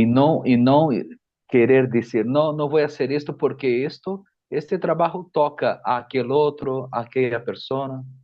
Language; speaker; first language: Spanish; non-native, fluent; Portuguese